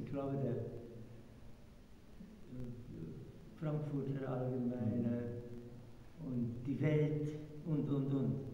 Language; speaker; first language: German; non-native, fluent; Hungarian